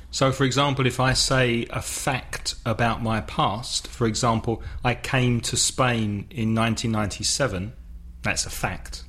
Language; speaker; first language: English; native; English